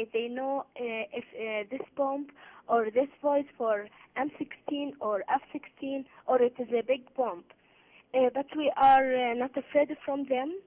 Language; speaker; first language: English; non-native, learner; Arabic